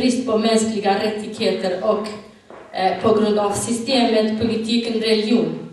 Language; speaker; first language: Swedish; non-native, fluent; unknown